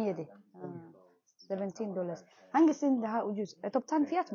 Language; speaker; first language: Turkish; non-native, learner; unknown